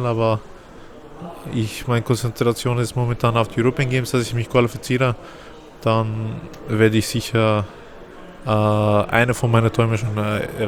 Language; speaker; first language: German; non-native, fluent; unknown